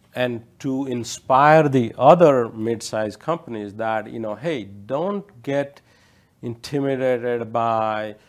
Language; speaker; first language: English; non-native, local second language; Odia